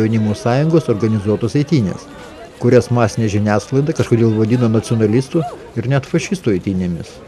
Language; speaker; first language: Lithuanian; native; Lithuanian